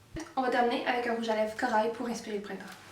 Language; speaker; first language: French; native; French